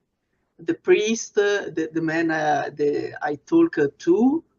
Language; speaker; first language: English; non-native, fluent; Italian